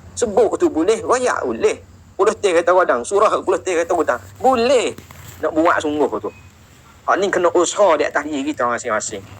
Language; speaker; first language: Malay; native; Malay